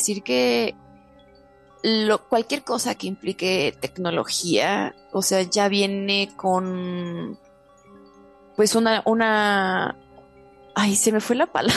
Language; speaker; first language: Spanish; native; Spanish